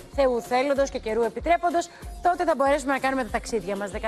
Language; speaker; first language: Greek; native; Greek